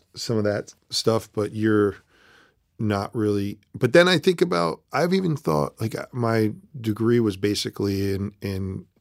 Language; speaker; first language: English; native; English